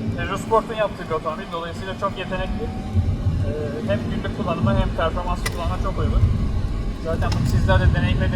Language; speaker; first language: Turkish; native; Turkish